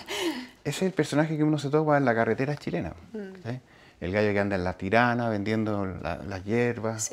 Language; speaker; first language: Spanish; native; Spanish